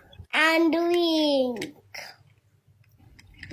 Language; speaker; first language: English; non-native, learner; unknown